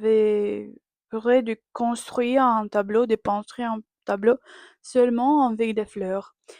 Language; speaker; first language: French; non-native, learner; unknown